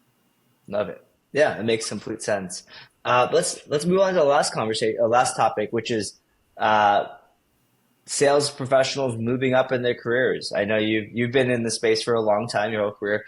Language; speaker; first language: English; native; English